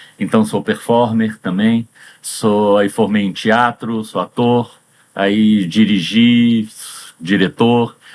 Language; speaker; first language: Portuguese; early bilingual, heritage; Portuguese